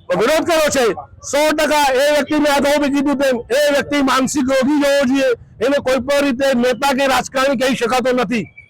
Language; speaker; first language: Gujarati; non-native, local second language; Sindhi